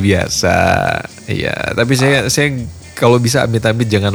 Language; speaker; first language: Indonesian; native; Indonesian